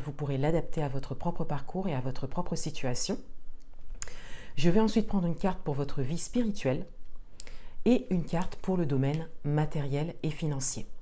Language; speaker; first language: French; native; French